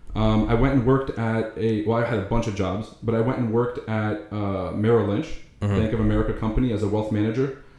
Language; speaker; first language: English; early bilingual, other home language; Arabic